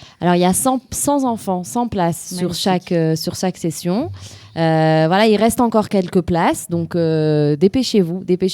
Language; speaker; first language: French; native; French